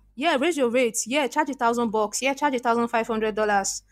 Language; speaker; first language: English; non-native, local second language; Igbo